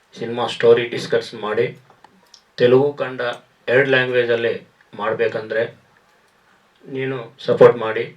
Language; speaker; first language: Kannada; non-native, learner; Telugu